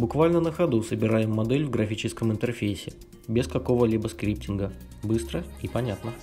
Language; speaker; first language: Russian; native; Russian